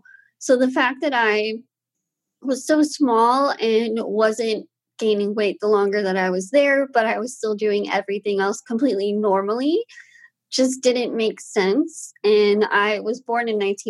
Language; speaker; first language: English; native; English